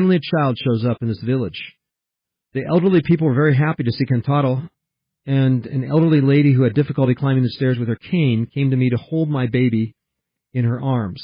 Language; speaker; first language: English; early bilingual, heritage; English